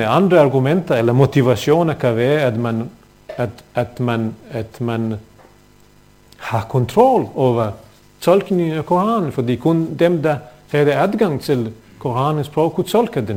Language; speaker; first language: Danish; non-native, fluent; Bosnian